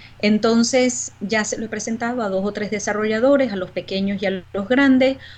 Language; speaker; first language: Spanish; native; Spanish